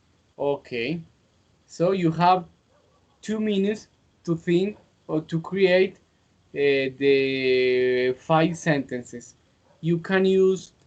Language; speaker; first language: English; non-native, fluent; Spanish